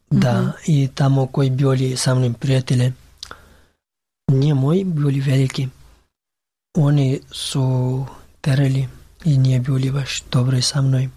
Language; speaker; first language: Serbian; non-native, learner; Pashto